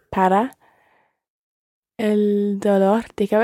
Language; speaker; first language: Spanish; non-native, learner; English